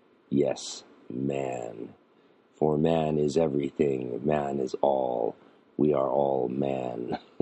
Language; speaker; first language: English; native; English